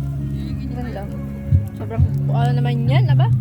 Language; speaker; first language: Filipino; native; Filipino